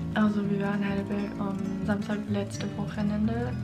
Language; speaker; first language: German; non-native, learner; English